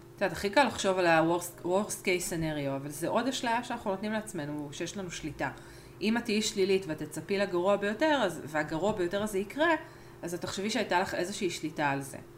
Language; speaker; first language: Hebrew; early bilingual, other home language; Spanish